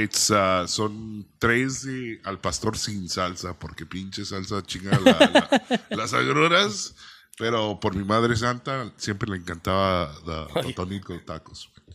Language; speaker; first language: Spanish; early bilingual, heritage; Spanish